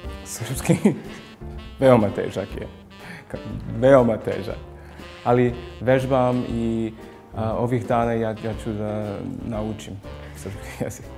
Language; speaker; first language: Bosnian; non-native, learner; English